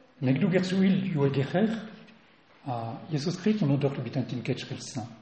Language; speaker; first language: Mongolian; non-native, learner; French